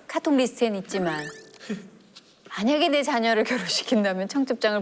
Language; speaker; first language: Korean; native; Korean